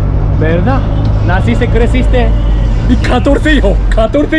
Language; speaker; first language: Spanish; non-native, learner; Japanese